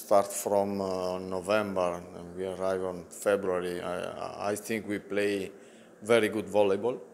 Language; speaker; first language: English; non-native, learner; Italian